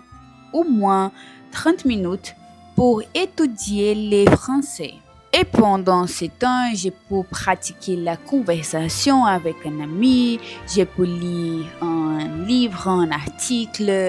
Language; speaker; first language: French; non-native, learner; Portuguese